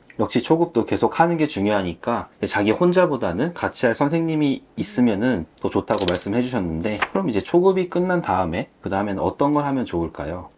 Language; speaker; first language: Korean; native; Korean